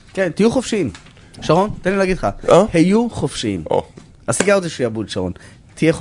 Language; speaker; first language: Hebrew; native; Hebrew